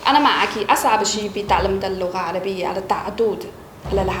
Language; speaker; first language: Arabic; non-native, fluent; Chinese